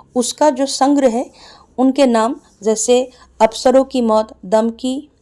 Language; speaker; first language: Hindi; non-native, local second language; Assamese